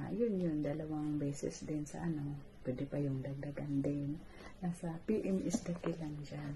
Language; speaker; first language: Filipino; non-native, local second language; Cebuano